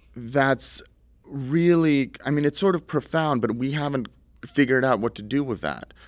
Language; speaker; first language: English; early bilingual, other home language; Russian